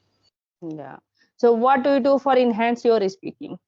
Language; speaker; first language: English; non-native, learner; Hindi